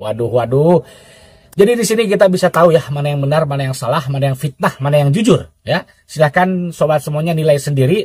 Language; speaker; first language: Indonesian; native; Indonesian